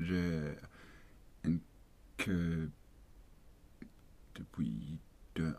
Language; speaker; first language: French; non-native, learner; Swedish